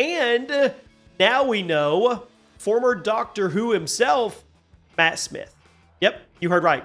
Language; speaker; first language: English; native; English